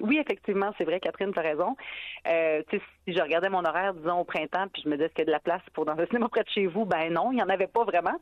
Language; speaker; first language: French; native; French